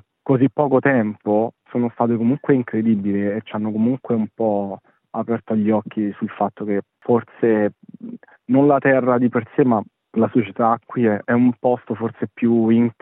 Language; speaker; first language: Italian; native; Italian